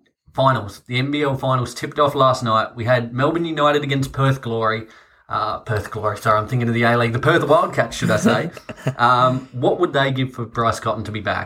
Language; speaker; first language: English; native; English